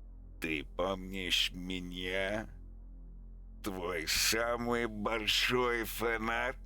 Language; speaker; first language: Russian; non-native, learner; English